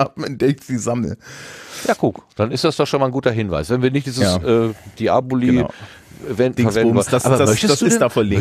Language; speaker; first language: German; native; German